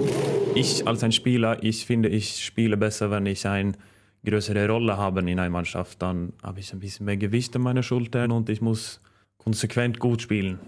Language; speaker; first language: German; non-native, fluent; Norwegian